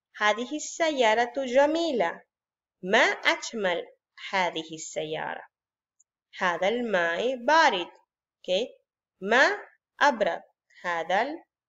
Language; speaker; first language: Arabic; non-native, fluent; Spanish